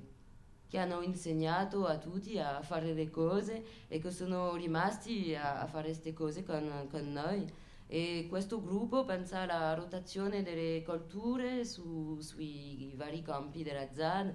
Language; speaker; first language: Italian; non-native, fluent; French